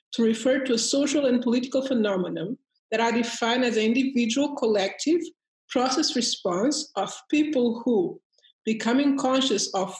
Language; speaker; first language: English; early bilingual, heritage; Portuguese